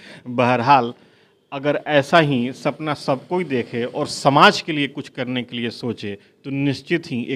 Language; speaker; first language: Hindi; native; Hindi